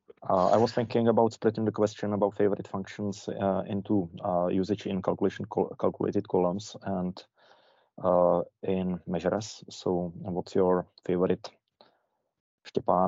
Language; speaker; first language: English; non-native, fluent; Czech